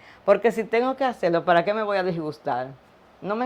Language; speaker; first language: Spanish; native; Spanish